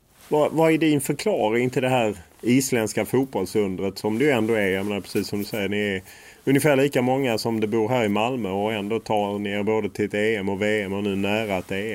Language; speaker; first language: Swedish; native; Swedish